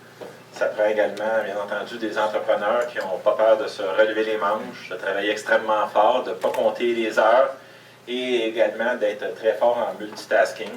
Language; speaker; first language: French; native; French